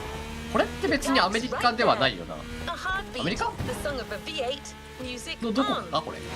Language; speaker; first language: Japanese; native; Japanese